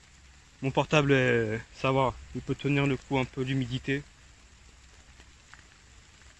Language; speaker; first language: French; native; French